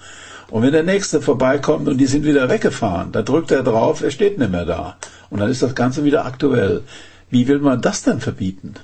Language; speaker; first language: German; native; German